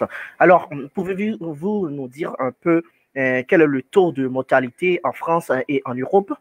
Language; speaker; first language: French; non-native, fluent; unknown